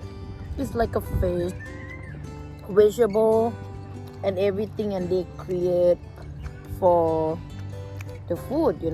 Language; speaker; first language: English; non-native, learner; Thai